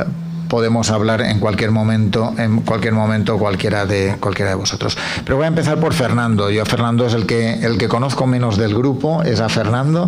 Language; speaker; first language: Spanish; native; Spanish